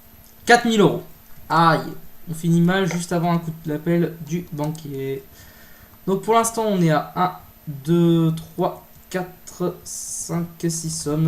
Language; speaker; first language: French; native; French